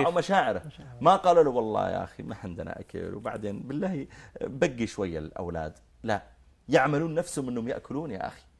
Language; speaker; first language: Arabic; native; Arabic